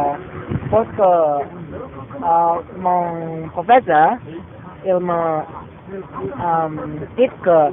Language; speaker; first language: French; non-native, learner; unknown